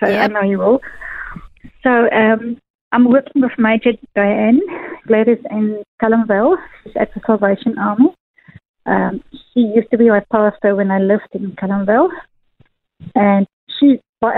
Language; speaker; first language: English; non-native, local second language; Afrikaans